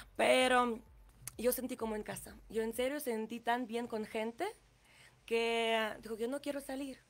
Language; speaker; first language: Spanish; non-native, learner; Ukrainian